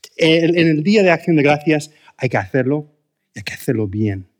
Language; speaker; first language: Spanish; non-native, fluent; English